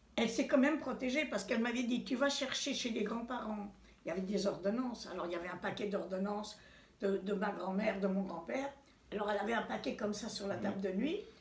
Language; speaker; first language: French; early bilingual, other home language; Yiddish